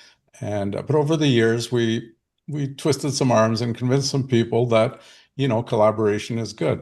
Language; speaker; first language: English; native; English